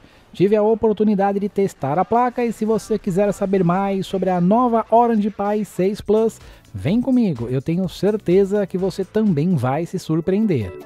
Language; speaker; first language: Portuguese; native; Portuguese